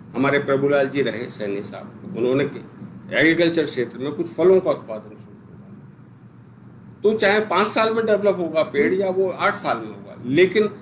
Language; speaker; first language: Hindi; native; Hindi